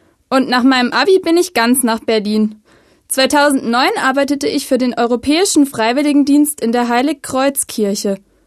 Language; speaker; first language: German; non-native, fluent; Italian